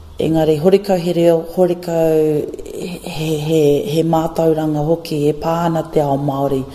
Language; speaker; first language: Māori; non-native, local second language; English